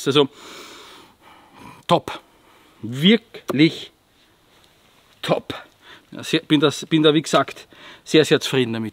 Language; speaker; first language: German; native; German